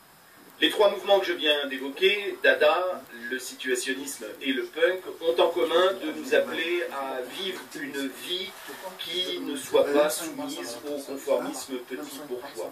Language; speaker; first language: French; native; French